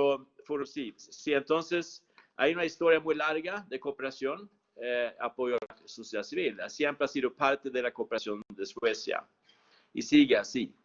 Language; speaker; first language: Spanish; non-native, fluent; Swedish